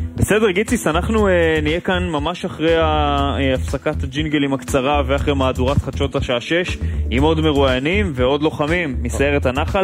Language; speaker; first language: Hebrew; native; Hebrew